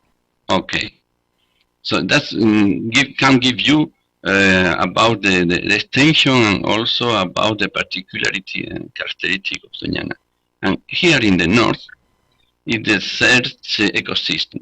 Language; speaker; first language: English; non-native, learner; Spanish